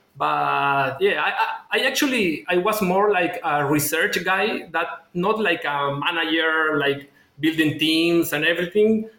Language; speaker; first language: English; non-native, fluent; Spanish